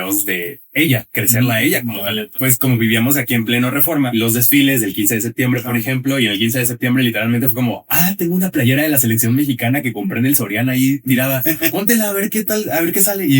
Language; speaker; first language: Spanish; native; Spanish